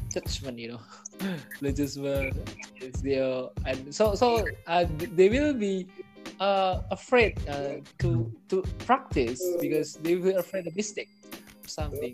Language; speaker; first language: English; non-native, learner; Indonesian